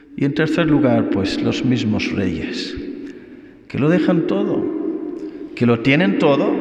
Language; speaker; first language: Spanish; non-native, fluent; English